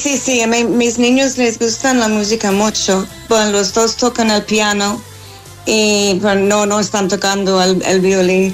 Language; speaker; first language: Spanish; non-native, fluent; English